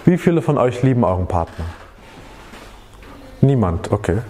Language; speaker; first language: German; native; German